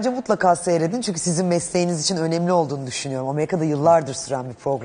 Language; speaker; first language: Turkish; native; Turkish